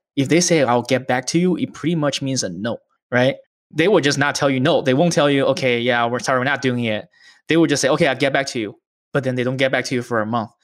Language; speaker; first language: English; early bilingual, other home language; Chinese